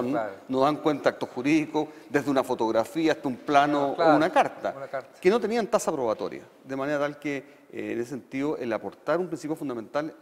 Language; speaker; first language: Spanish; native; Spanish